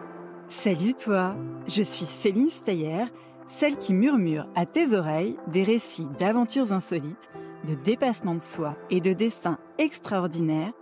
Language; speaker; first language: French; native; French